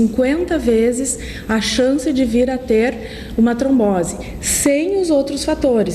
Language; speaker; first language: Portuguese; native; Portuguese